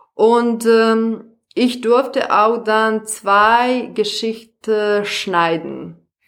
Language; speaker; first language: German; non-native, fluent; Serbian